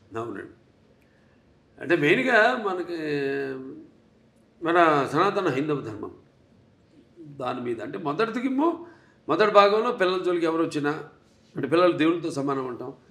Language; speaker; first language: Telugu; native; Telugu